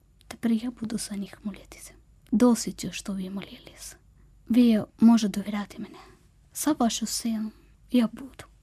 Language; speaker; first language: Ukrainian; non-native, learner; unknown